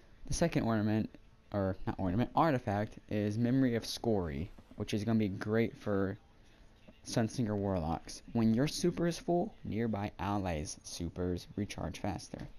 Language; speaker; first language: English; native; English